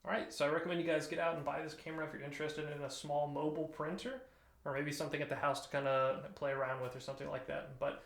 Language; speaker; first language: English; native; English